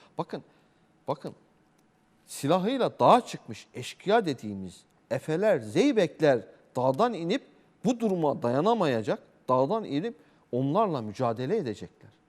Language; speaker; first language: Turkish; native; Turkish